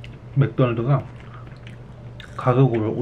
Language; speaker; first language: Korean; native; Korean